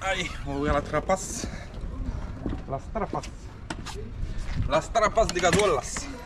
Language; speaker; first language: French; native; French